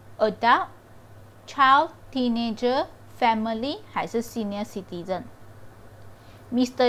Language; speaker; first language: English; non-native, local second language; Chinese